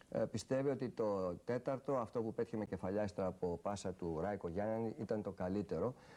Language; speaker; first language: Greek; native; Greek